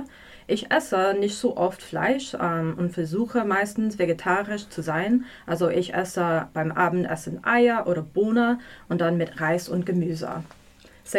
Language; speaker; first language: German; non-native, learner; English